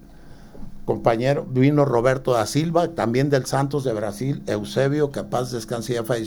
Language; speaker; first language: Spanish; native; Spanish